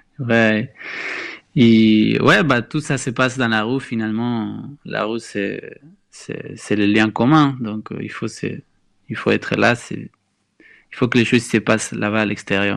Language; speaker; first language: French; non-native, fluent; Spanish